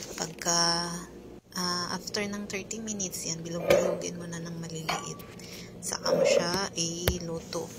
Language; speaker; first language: Filipino; non-native, local second language; Cebuano